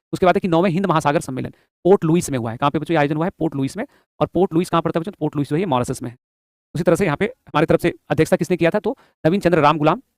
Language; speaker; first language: Hindi; native; Hindi